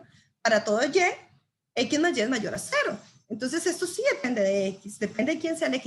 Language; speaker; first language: Spanish; native; Spanish